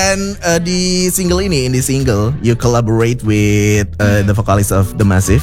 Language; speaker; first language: English; non-native, learner; Indonesian